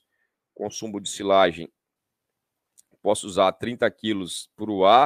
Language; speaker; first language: Portuguese; native; Portuguese